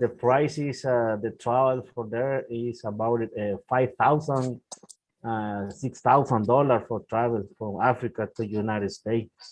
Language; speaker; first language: English; non-native, learner; Spanish